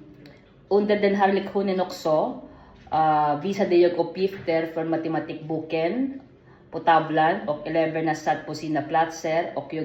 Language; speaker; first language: Swedish; non-native, learner; Filipino